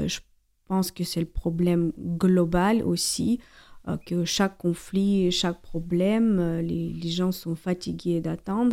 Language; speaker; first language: French; non-native, fluent; Ukrainian